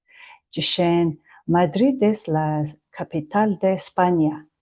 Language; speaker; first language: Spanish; non-native, fluent; Mongolian